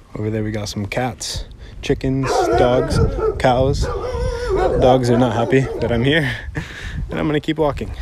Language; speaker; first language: English; native; English